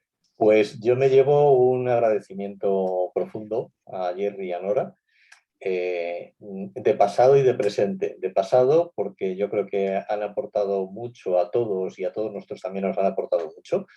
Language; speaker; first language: Spanish; native; Spanish